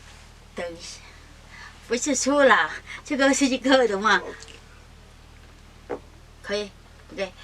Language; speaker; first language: Chinese; non-native, learner; Vietnamese